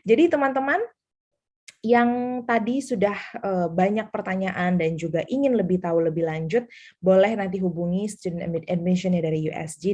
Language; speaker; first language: Indonesian; native; Indonesian